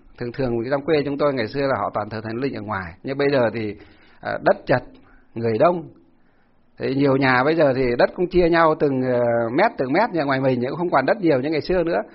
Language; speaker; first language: Vietnamese; non-native, local second language; Muong